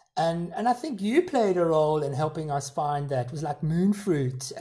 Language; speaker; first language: English; native; English